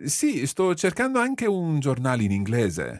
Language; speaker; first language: Italian; non-native, fluent; English